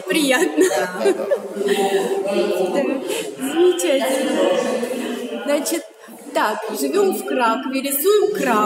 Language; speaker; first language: Russian; native; Russian